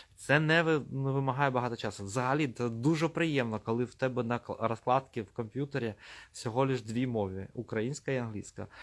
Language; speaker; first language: Ukrainian; non-native, local second language; Russian